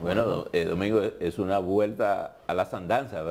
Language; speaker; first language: Spanish; native; Spanish